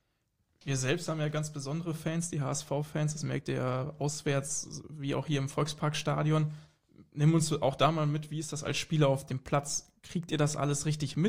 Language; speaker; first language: German; native; German